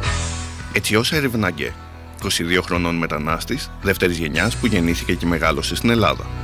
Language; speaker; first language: Greek; native; Greek